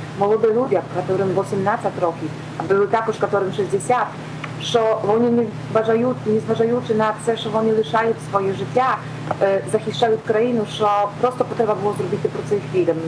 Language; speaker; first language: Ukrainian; non-native, learner; Polish